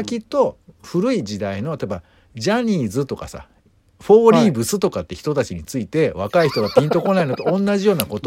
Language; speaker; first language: Japanese; native; Japanese